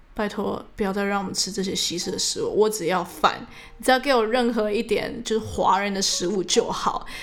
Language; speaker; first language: Chinese; early bilingual, heritage; Chinese